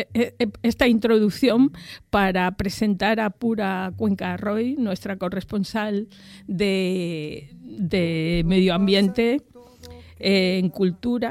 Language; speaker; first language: Spanish; native; Spanish